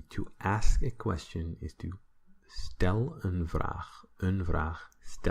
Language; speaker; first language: Dutch; non-native, fluent; English